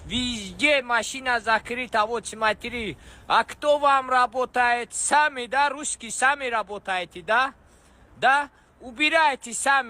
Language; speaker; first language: Russian; non-native, learner; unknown